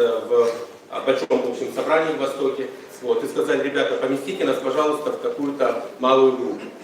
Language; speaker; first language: Russian; native; Russian